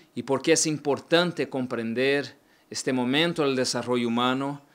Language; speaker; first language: Spanish; non-native, learner; Portuguese